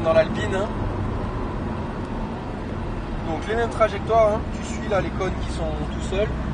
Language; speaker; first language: French; native; French